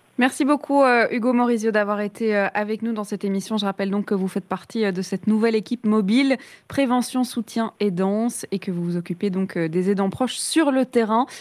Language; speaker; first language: French; native; French